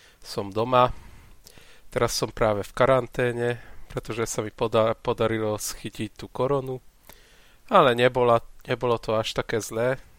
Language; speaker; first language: Slovak; non-native, local second language; Hungarian